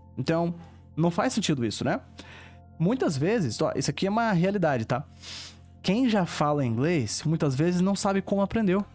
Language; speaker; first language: Portuguese; native; Portuguese